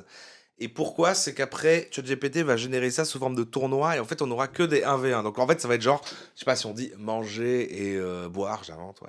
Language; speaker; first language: French; native; French